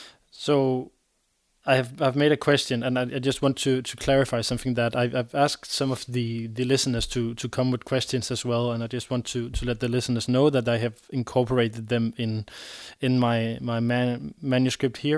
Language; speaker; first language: English; non-native, fluent; Danish